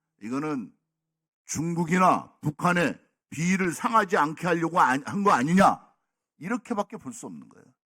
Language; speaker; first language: Korean; native; Korean